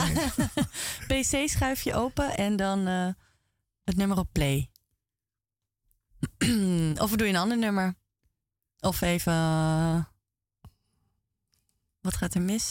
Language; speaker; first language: Dutch; native; Dutch